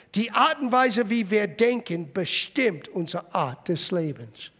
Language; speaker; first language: German; non-native, fluent; English